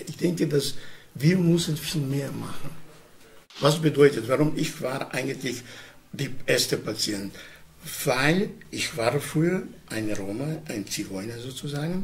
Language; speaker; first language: German; non-native, learner; Romany